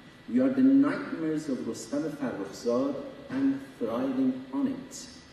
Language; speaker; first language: English; non-native, fluent; Persian